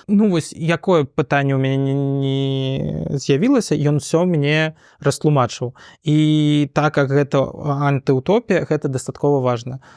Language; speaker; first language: Belarusian; non-native, local second language; Russian